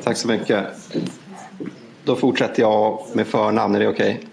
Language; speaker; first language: Swedish; native; Swedish